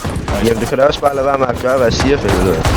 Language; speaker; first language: Danish; native; Danish